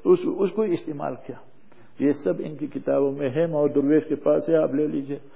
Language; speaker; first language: Urdu; non-native, fluent; English